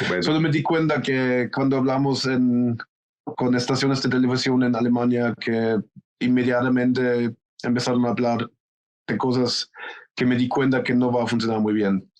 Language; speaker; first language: Spanish; non-native, fluent; German